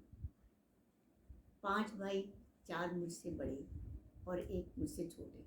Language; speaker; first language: Urdu; native; Urdu